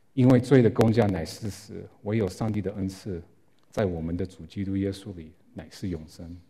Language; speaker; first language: Chinese; non-native, fluent; English